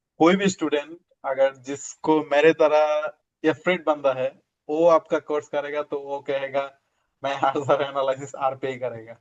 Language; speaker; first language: Hindi; non-native, learner; Bangla